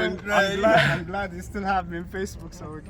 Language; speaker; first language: English; non-native, fluent; Arabic